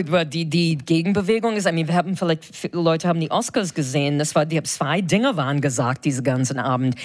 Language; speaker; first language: German; non-native, fluent; English